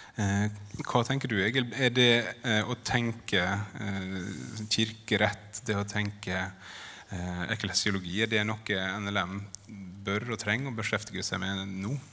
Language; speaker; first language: Norwegian; native; Norwegian